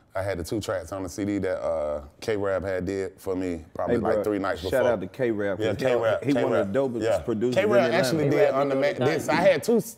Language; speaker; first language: English; native; English